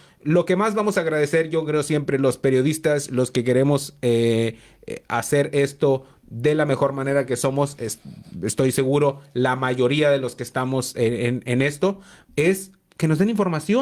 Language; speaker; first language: Spanish; native; Spanish